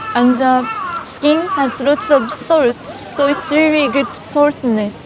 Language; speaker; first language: English; non-native, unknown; Japanese